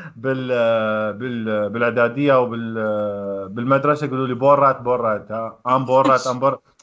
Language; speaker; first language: Arabic; native; Arabic